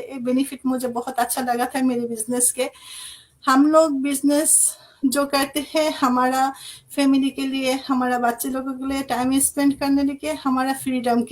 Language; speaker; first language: Hindi; non-native, fluent; Bangla